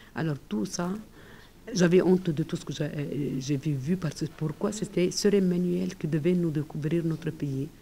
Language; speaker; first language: French; non-native, fluent; Arabic